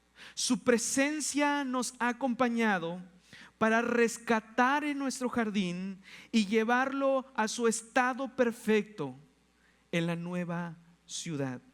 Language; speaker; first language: Spanish; native; Spanish